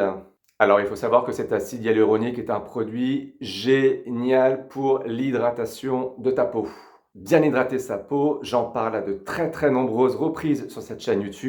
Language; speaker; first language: French; native; French